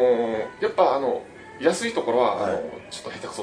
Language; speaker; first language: Japanese; native; Japanese